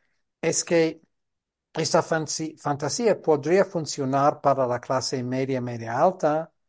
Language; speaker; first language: Spanish; non-native, fluent; English